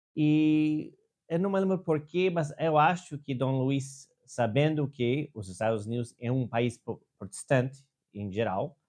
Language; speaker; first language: Portuguese; non-native, fluent; English